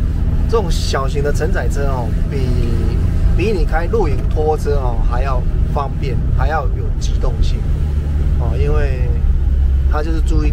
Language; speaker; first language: Chinese; native; Chinese